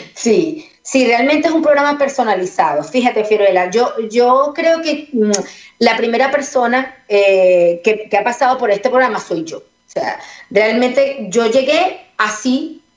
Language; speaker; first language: Spanish; native; Spanish